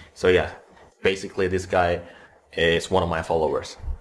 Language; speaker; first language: English; non-native, fluent; Indonesian